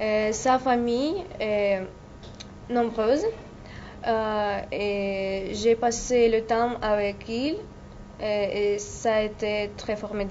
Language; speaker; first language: French; non-native, learner; Russian